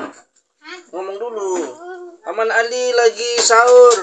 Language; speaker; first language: Indonesian; native; Indonesian